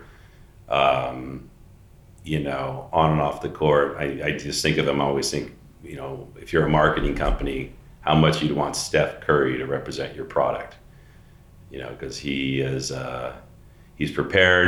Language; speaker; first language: English; native; English